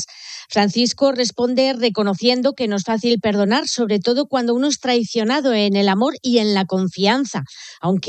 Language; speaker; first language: Spanish; native; Spanish